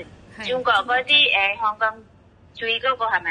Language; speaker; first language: Cantonese; non-native, learner; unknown